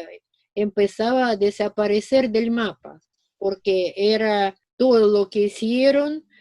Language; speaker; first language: Spanish; non-native, fluent; Russian